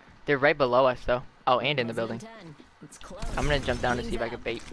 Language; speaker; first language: English; native; English